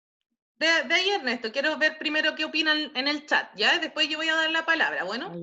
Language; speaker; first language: Spanish; native; Spanish